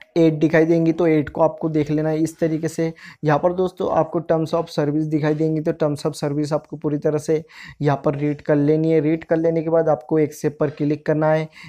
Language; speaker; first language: Hindi; native; Hindi